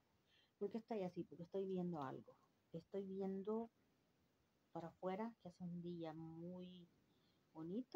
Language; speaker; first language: Spanish; early bilingual, heritage; Spanish